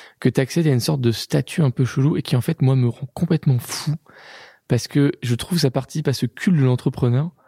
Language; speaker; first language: French; native; French